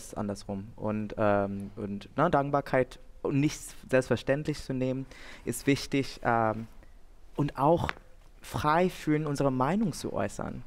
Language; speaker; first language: German; non-native, fluent; Bangla